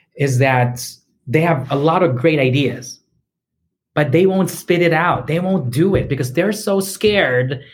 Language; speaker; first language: English; native; English